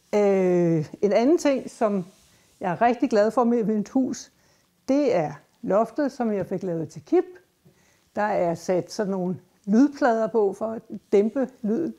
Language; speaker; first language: Danish; native; Danish